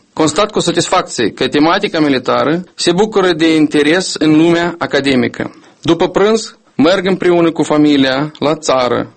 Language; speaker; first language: Romanian; non-native, local second language; Russian